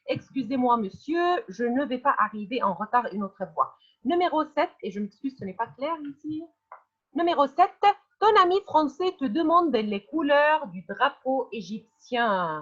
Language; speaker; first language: French; non-native, fluent; Arabic